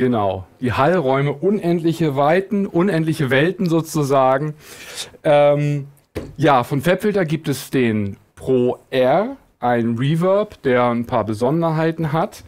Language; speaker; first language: German; native; German